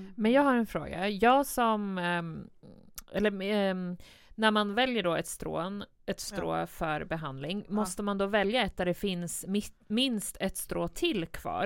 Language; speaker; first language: Swedish; native; Swedish